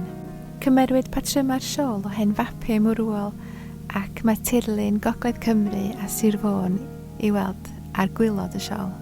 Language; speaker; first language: Welsh; native; Welsh